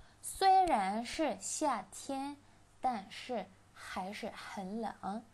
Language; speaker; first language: Chinese; non-native, fluent; Indonesian